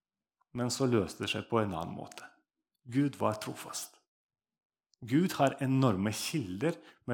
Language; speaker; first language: Norwegian; non-native, fluent; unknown